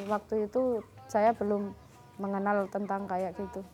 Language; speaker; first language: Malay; non-native, local second language; Javanese